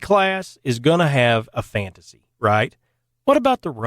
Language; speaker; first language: English; native; English